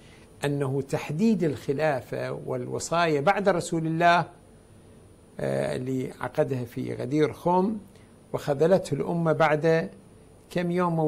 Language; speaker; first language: Arabic; native; Arabic